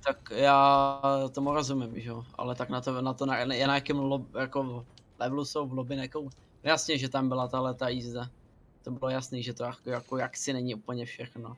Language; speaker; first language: Czech; native; Czech